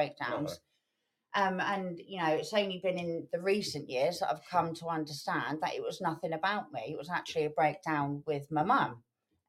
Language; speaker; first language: English; native; English